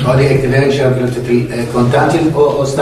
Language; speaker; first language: Danish; non-native, learner; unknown